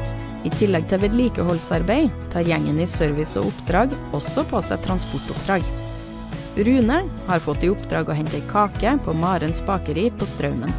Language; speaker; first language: Norwegian; native; Norwegian